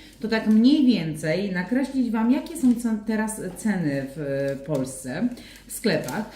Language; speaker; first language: Polish; native; Polish